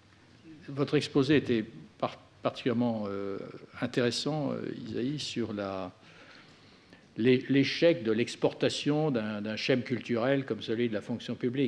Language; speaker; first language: French; native; French